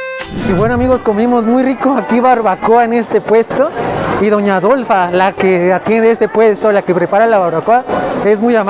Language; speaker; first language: Spanish; native; Spanish